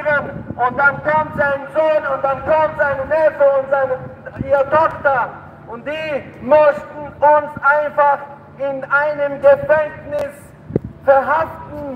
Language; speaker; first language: German; non-native, fluent; Tajik